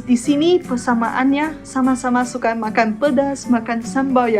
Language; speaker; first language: Indonesian; non-native, fluent; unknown